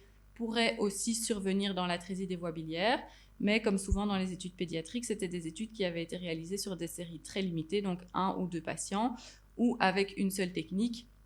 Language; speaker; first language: French; native; French